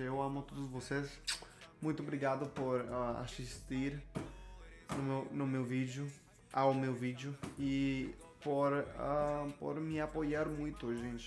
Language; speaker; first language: Portuguese; non-native, learner; Spanish